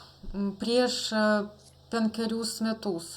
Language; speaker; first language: Lithuanian; non-native, learner; Russian